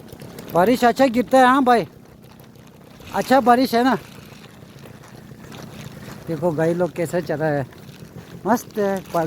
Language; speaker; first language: Hindi; non-native, local second language; Tibetan